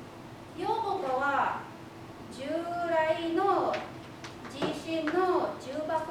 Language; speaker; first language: Japanese; non-native, fluent; English